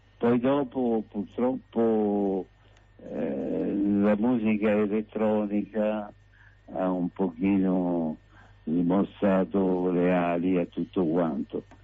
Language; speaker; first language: Italian; native; Italian